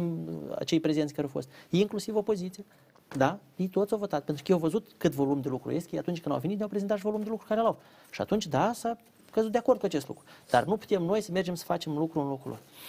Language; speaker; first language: Romanian; native; Romanian